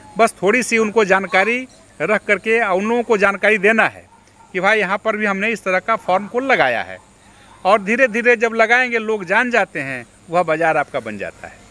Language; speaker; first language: Hindi; native; Hindi